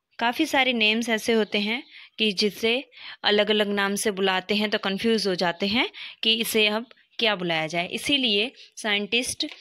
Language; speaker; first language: Hindi; non-native, local second language; Gujarati